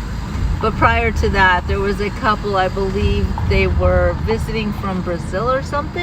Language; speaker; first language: English; native; English